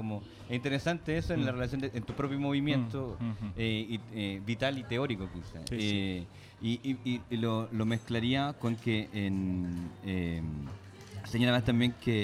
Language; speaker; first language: Spanish; native; Spanish